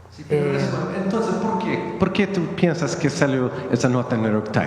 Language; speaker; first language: Spanish; non-native, fluent; Swedish